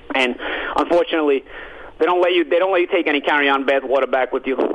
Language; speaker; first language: English; early bilingual, other home language; Italian